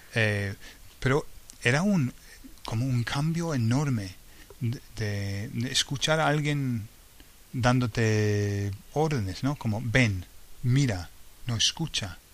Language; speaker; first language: Spanish; non-native, fluent; English